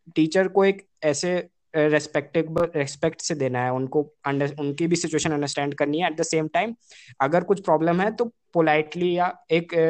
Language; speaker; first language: Hindi; native; Hindi